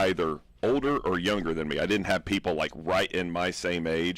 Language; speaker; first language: English; native; English